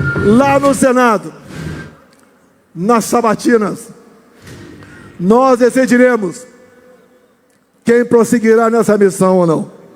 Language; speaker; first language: Portuguese; native; Portuguese